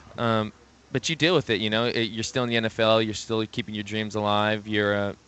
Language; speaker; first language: English; native; English